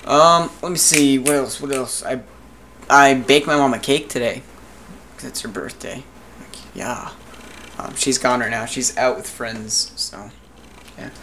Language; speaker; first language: English; native; English